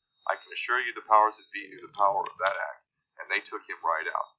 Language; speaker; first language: English; native; English